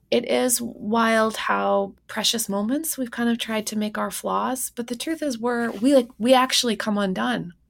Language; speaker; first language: English; native; English